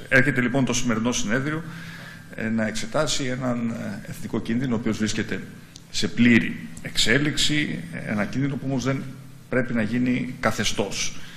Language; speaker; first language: Greek; native; Greek